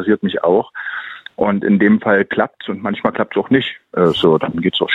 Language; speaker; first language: German; native; German